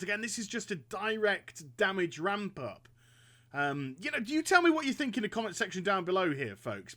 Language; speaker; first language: English; native; English